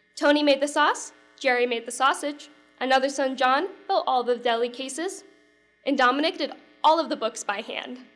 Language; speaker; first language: English; native; English